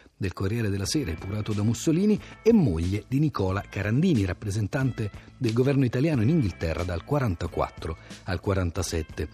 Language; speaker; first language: Italian; native; Italian